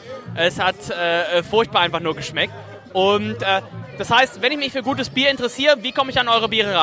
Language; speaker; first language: German; native; German